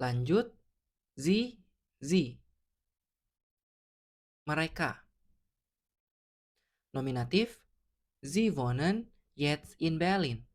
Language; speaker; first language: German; non-native, fluent; Indonesian